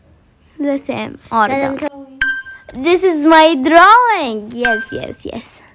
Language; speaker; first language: English; non-native, learner; Arabic